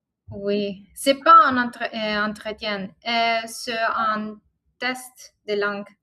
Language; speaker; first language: French; non-native, learner; Italian